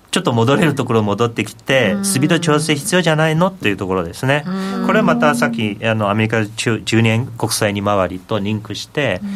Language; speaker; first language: Japanese; non-native, fluent; Chinese